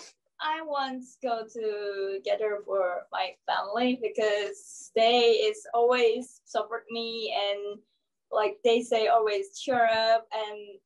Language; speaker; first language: English; non-native, learner; Korean